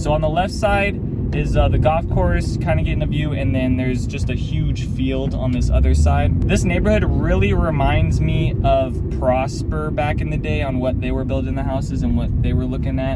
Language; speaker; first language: English; native; English